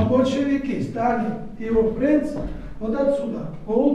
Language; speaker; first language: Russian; non-native, local second language; Georgian